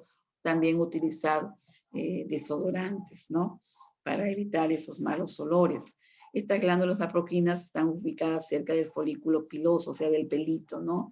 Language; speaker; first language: Spanish; native; Spanish